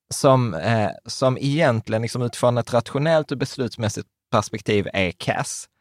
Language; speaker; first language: Swedish; early bilingual, other home language; Czech